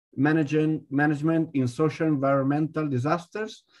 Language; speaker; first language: English; non-native, fluent; Spanish